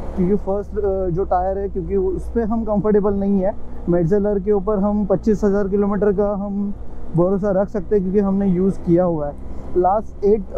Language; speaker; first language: Hindi; non-native, local second language; Marathi